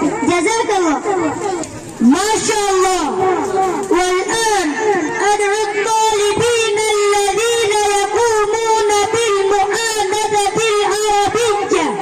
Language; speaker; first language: Arabic; non-native, learner; Urdu